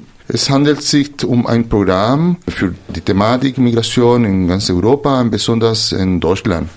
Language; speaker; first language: German; non-native, fluent; Spanish